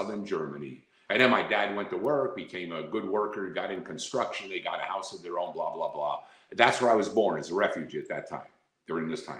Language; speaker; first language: English; native; English